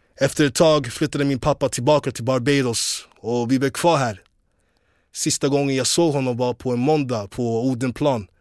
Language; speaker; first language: Swedish; early bilingual, other home language; English